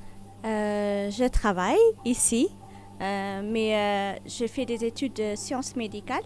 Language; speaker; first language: French; non-native, fluent; Amharic